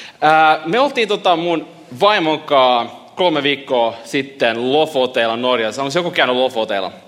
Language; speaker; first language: Finnish; early bilingual, heritage; Finnish